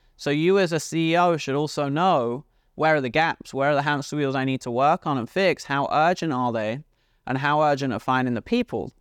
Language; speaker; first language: English; native; English